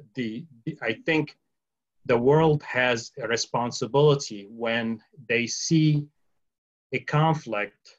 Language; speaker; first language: English; early bilingual, other home language; Arabic